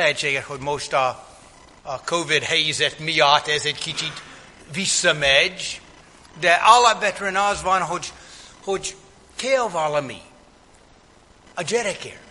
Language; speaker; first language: Hungarian; non-native, fluent; English